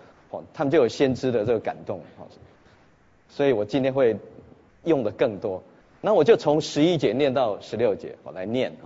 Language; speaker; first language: Chinese; native; Chinese